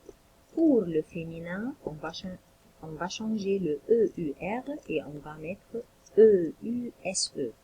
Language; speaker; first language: French; non-native, local second language; Arabic